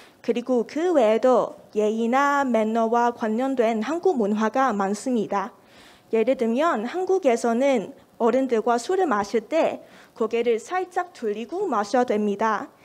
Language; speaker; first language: Korean; non-native, fluent; Cantonese